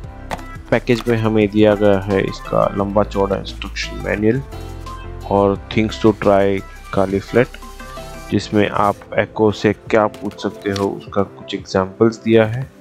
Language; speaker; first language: Hindi; native; Hindi